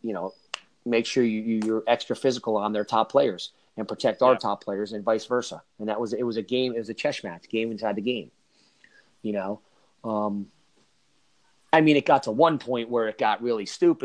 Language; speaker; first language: English; native; English